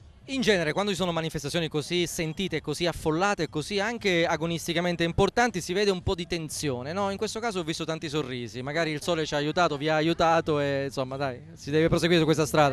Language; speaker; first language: Italian; native; Italian